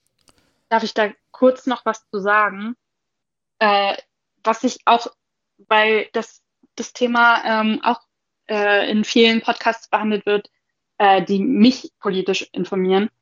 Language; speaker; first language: German; native; German